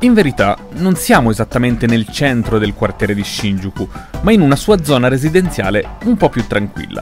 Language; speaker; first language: Italian; native; Italian